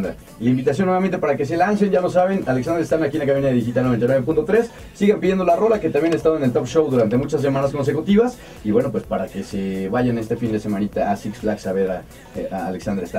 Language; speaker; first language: Spanish; native; Spanish